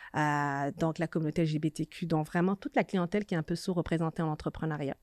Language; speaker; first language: French; native; French